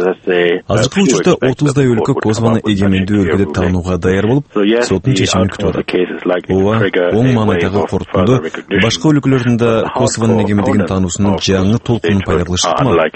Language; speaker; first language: Kyrgyz; native; Kyrgyz